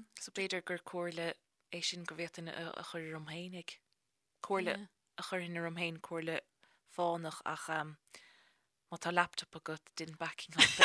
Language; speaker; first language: Irish; native; Irish